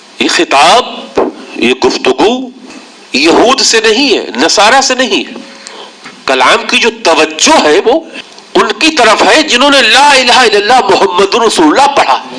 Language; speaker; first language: Urdu; native; Urdu